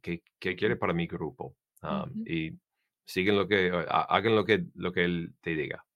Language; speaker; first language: Spanish; non-native, fluent; English